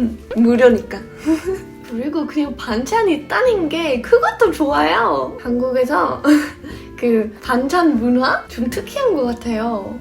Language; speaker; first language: Korean; non-native, fluent; English